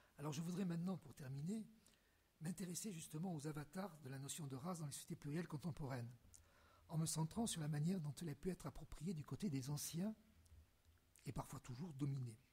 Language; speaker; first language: French; native; French